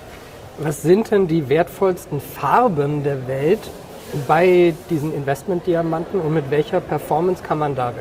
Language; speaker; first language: German; native; German